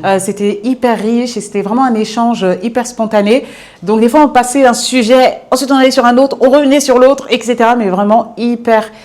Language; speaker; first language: French; native; French